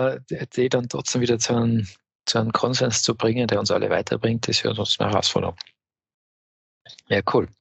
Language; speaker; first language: German; native; German